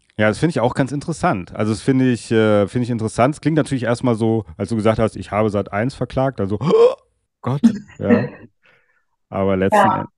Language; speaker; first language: German; native; German